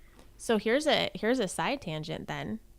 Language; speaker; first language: English; native; English